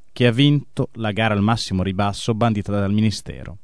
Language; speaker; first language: Italian; native; Italian